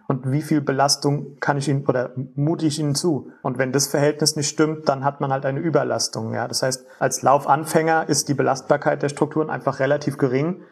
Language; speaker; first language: German; native; German